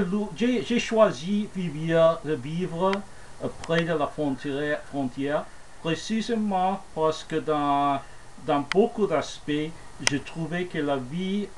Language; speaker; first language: French; non-native, fluent; English